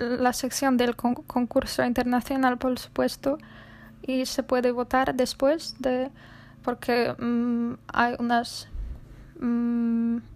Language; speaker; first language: Spanish; non-native, fluent; Polish